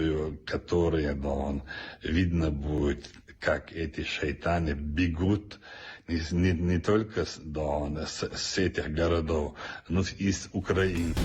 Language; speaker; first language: Russian; non-native, local second language; Chechen